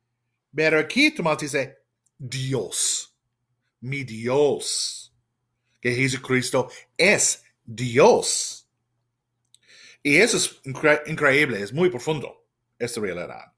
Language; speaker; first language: Spanish; non-native, fluent; English